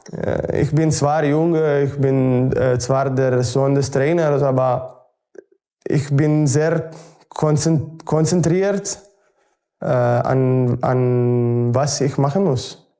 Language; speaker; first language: German; non-native, learner; Italian